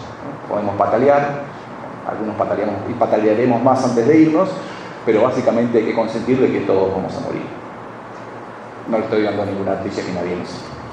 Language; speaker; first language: Spanish; native; Spanish